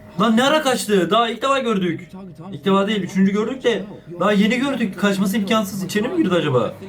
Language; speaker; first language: Turkish; native; Turkish